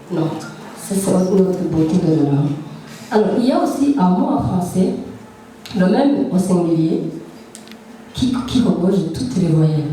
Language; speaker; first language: French; non-native, local second language; Rundi